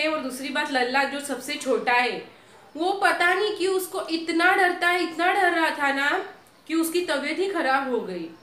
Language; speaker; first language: Hindi; native; Hindi